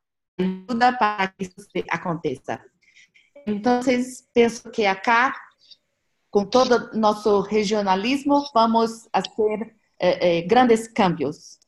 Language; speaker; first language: Spanish; non-native, learner; Portuguese